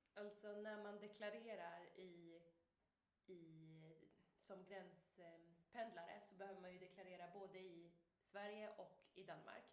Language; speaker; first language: Swedish; native; Swedish